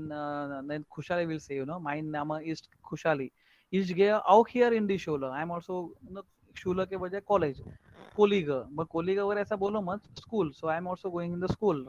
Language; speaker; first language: German; non-native, learner; Marathi